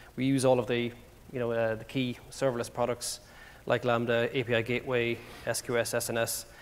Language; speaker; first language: English; native; English